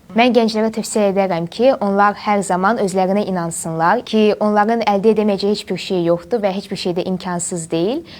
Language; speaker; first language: Azerbaijani; native; Azerbaijani